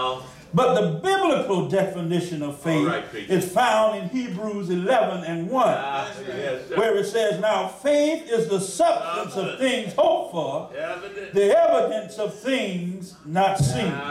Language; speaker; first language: English; native; English